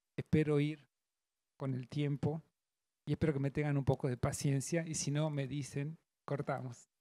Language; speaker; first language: Spanish; native; Spanish